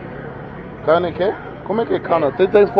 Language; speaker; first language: Spanish; non-native, learner; English